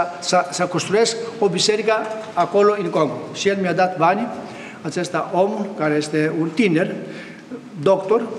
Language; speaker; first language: Romanian; non-native, fluent; Greek